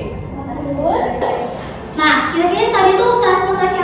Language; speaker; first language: Indonesian; native; Indonesian